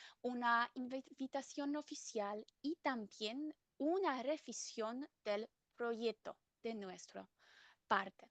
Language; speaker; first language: Spanish; non-native, fluent; German